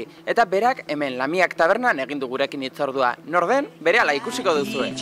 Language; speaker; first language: Basque; native; Basque